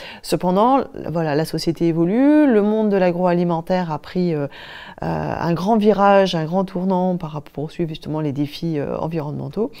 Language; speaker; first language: French; native; French